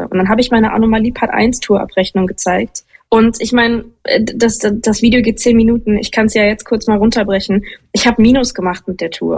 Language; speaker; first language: German; native; German